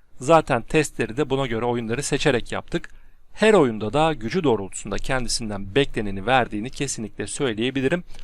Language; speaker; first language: Turkish; native; Turkish